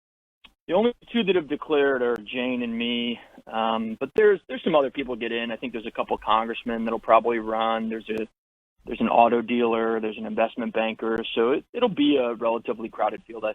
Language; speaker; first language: English; native; English